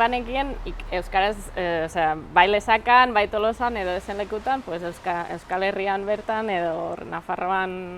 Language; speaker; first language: Basque; non-native, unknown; Catalan